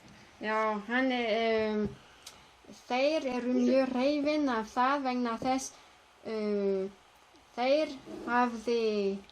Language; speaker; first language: Icelandic; non-native, learner; French